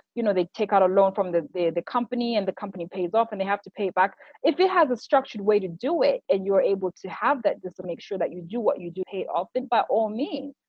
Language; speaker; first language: English; non-native, local second language; Shona